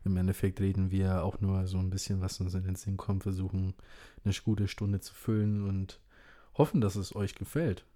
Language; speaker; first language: German; early bilingual, other home language; Indonesian